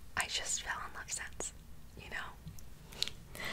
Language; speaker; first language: English; native; English